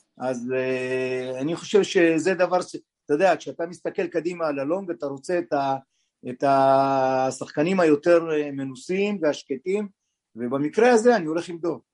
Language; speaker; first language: Hebrew; native; Hebrew